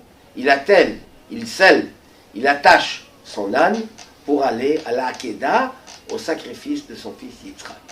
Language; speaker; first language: French; native; French